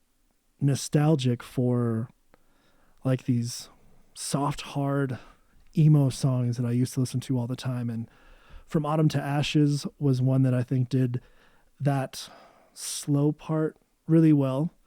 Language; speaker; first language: English; native; English